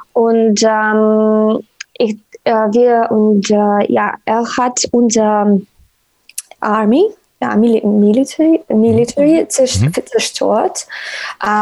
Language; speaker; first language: German; non-native, learner; Ukrainian